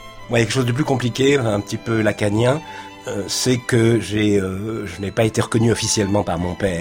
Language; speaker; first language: French; native; French